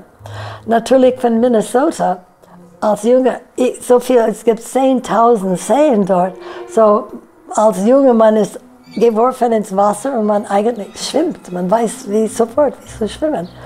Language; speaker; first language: German; non-native, fluent; English